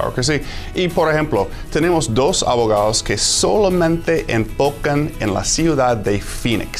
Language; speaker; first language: Spanish; non-native, fluent; English